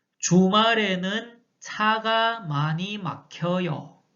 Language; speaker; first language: Korean; non-native, fluent; Chinese